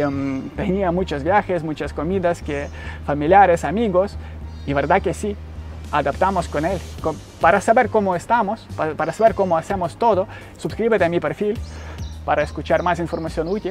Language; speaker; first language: Spanish; non-native, learner; Ukrainian